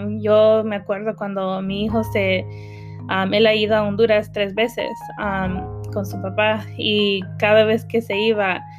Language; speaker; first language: Spanish; early bilingual, heritage; Spanish